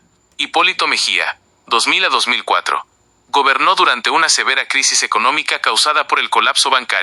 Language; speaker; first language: Spanish; native; Spanish